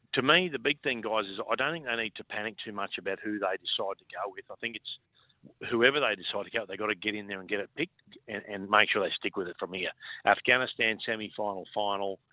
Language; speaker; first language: English; native; English